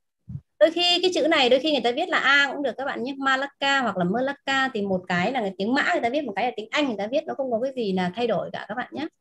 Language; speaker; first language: Vietnamese; native; Vietnamese